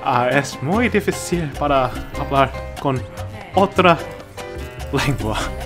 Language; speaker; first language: Spanish; non-native, learner; English